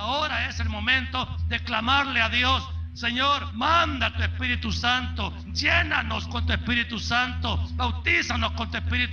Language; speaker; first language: Spanish; native; Spanish